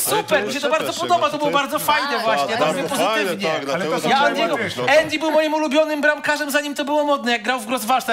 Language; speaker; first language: Polish; native; Polish